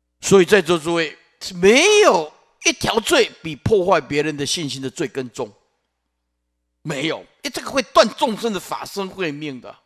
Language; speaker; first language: Chinese; non-native, local second language; Min Nan Chinese